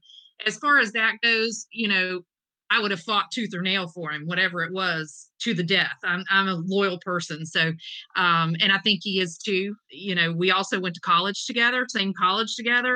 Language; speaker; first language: English; native; English